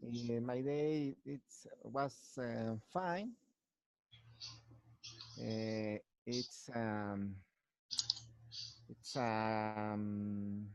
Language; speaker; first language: English; non-native, learner; Spanish